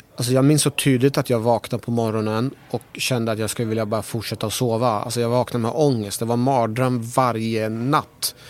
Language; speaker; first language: Swedish; early bilingual, other home language; Persian